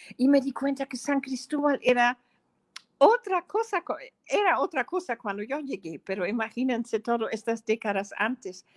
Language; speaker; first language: Spanish; non-native, fluent; German